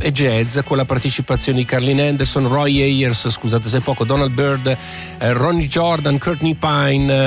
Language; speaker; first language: Italian; native; Italian